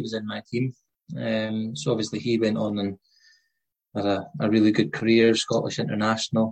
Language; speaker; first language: English; native; English